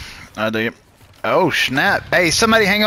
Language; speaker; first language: English; native; English